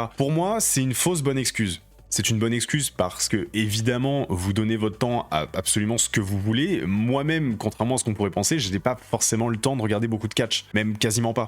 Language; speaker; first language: French; native; French